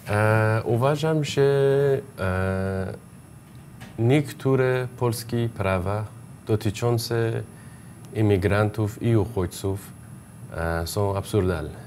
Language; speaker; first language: Polish; non-native, learner; Persian